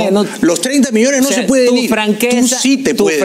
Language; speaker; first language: Spanish; native; Spanish